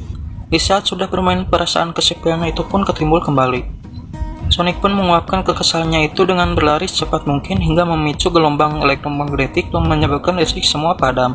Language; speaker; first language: Indonesian; native; Indonesian